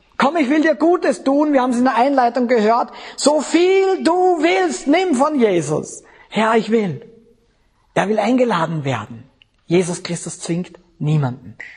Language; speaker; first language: German; native; German